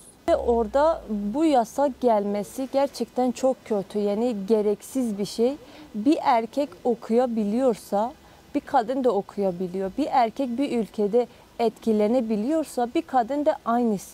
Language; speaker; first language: Turkish; non-native, fluent; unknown